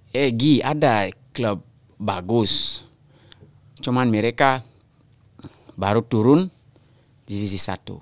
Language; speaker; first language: Indonesian; non-native, local second language; French